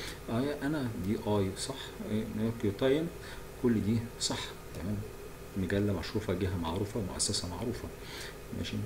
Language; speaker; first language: Arabic; native; Arabic